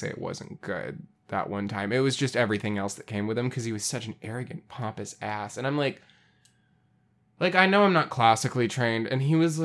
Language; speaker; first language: English; native; English